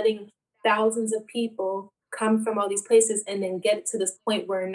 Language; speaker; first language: English; native; English